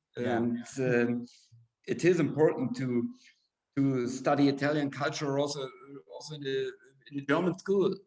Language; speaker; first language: English; non-native, fluent; German